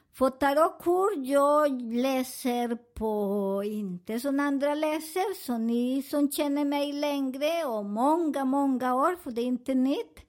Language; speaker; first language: Swedish; non-native, learner; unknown